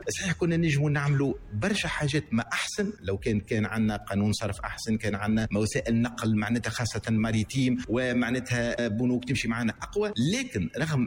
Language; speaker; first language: Arabic; native; Arabic